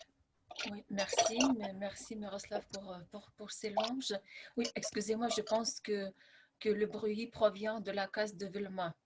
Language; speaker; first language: French; non-native, fluent; Lithuanian